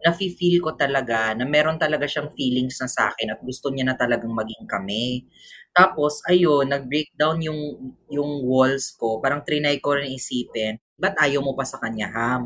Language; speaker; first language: English; non-native, local second language; Cebuano